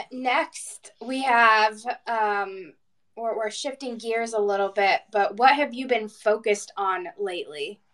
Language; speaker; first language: English; non-native, fluent; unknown